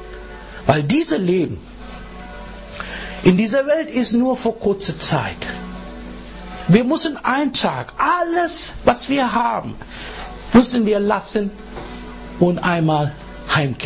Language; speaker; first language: German; non-native, fluent; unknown